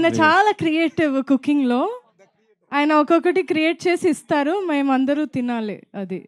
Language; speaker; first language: Telugu; non-native, fluent; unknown